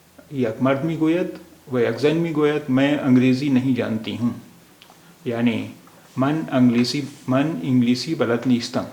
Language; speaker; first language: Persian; non-native, fluent; Urdu